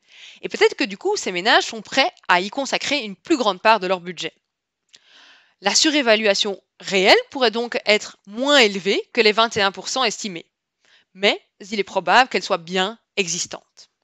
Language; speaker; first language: French; native; French